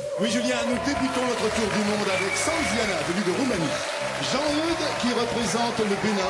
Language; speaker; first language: French; native; French